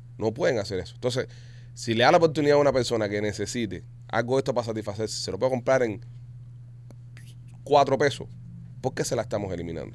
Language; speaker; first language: Spanish; native; Spanish